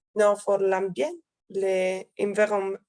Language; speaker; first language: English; non-native, fluent; Italian